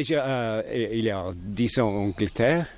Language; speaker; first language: French; non-native, learner; English